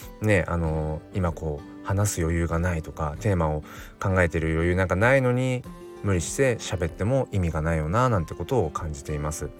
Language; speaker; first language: Japanese; native; Japanese